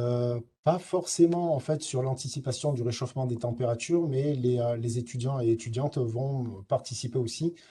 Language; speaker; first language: French; native; French